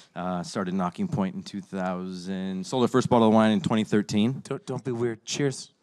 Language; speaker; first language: English; native; English